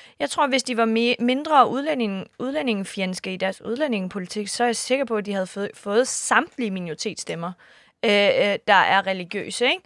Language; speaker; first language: Danish; early bilingual, other home language; Kurdish